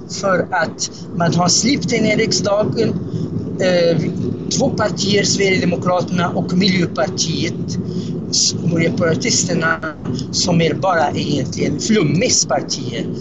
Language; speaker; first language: Swedish; non-native, fluent; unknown